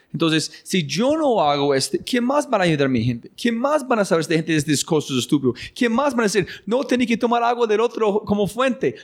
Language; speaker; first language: Spanish; non-native, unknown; English